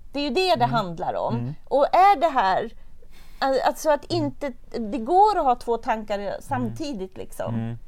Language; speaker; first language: Swedish; early bilingual, other home language; German